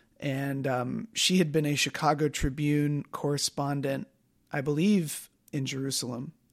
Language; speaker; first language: English; native; English